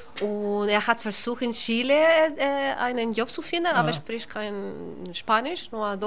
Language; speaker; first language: German; non-native, learner; Spanish